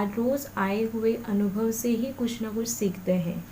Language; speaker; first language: Hindi; non-native, local second language; Marathi